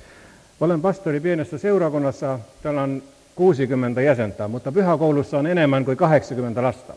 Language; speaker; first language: Finnish; non-native, learner; Estonian